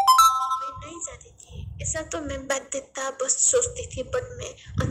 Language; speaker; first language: Hindi; non-native, learner; Nepali